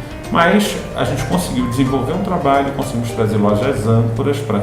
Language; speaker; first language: Portuguese; native; Portuguese